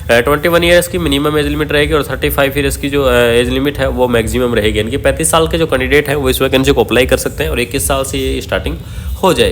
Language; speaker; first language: Hindi; native; Hindi